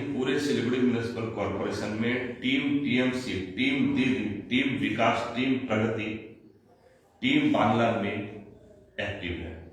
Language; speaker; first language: Hindi; non-native, local second language; Bangla